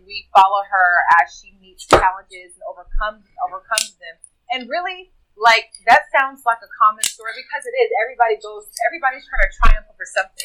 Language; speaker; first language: English; native; English